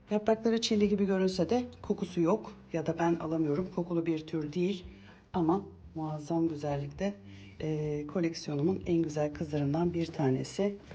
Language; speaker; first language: Turkish; native; Turkish